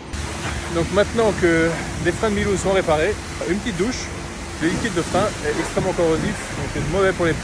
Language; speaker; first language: French; native; French